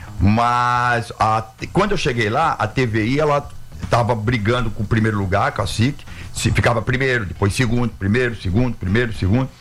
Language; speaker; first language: Portuguese; native; Portuguese